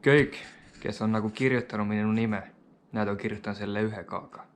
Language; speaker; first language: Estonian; non-native, learner; Finnish